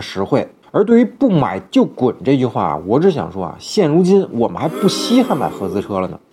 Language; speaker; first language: Chinese; native; Chinese